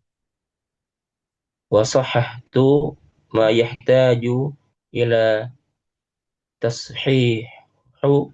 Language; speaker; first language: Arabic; non-native, learner; Indonesian